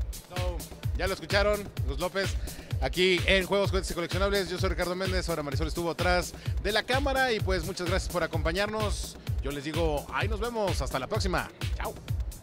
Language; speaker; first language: Spanish; native; Spanish